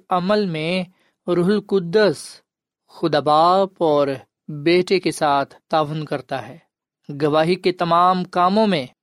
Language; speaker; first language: Urdu; non-native, local second language; Punjabi